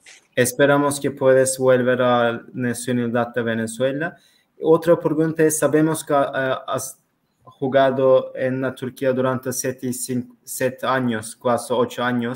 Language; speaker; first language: Spanish; non-native, learner; Turkish